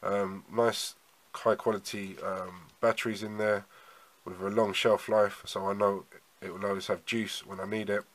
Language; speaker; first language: English; native; English